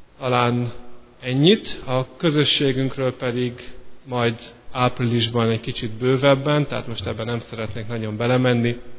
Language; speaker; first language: Hungarian; native; Hungarian